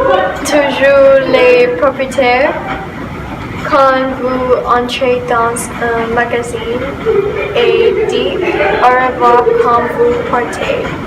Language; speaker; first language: French; non-native, learner; English